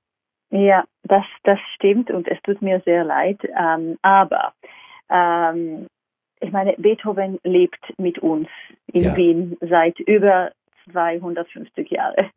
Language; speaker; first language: German; non-native, fluent; Hebrew